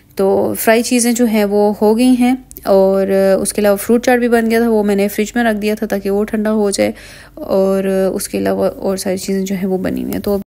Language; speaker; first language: Urdu; non-native, local second language; Punjabi